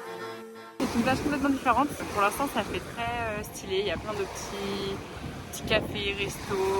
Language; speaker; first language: French; native; French